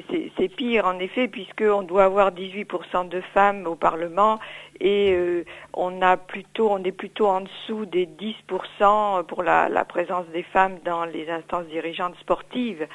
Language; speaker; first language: French; native; French